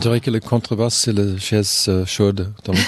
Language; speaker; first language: French; non-native, fluent; English